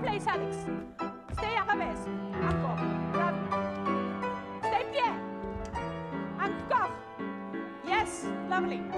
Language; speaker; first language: English; non-native, learner; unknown